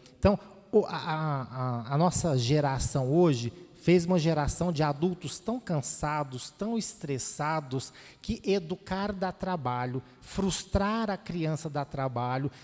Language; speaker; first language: Portuguese; native; Portuguese